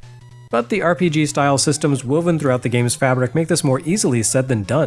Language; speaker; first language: English; native; English